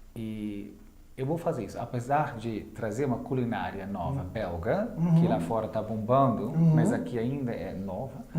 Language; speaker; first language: Portuguese; non-native, fluent; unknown